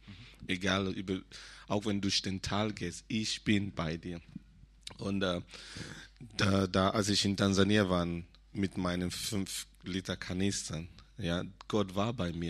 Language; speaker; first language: German; non-native, fluent; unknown